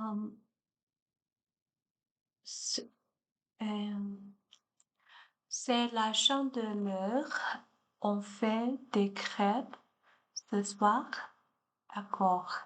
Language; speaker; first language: French; non-native, learner; Chinese